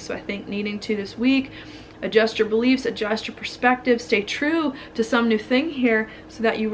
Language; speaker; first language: English; native; English